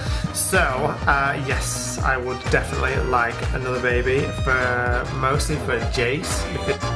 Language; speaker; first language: English; native; English